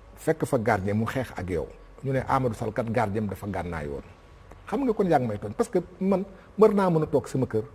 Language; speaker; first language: Wolof; non-native, local second language; Fula